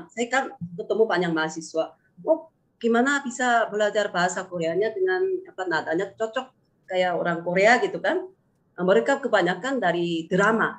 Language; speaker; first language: Indonesian; non-native, fluent; Korean